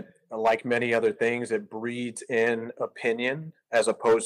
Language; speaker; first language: English; native; English